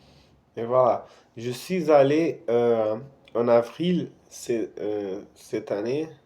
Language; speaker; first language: French; non-native, fluent; Portuguese